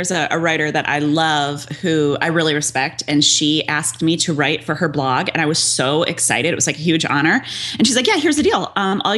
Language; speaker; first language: English; native; English